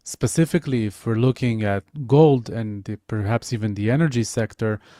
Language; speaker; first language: English; non-native, fluent; Hebrew